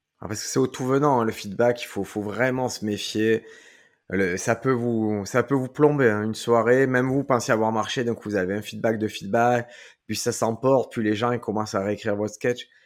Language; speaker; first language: French; native; French